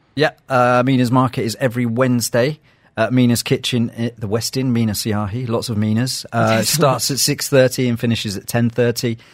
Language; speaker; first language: English; native; English